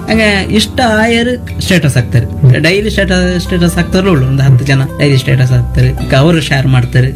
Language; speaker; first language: Kannada; non-native, local second language; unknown